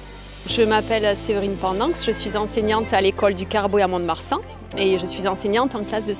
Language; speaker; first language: French; native; French